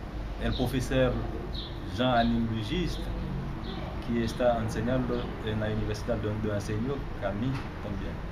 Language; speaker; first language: Spanish; non-native, learner; Haitian Creole